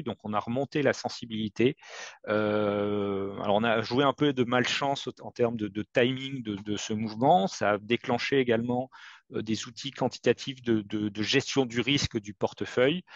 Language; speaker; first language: French; native; French